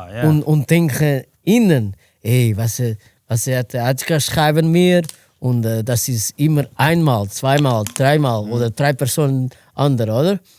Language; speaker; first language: German; non-native, learner; Portuguese